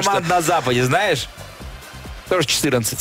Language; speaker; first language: Russian; native; Russian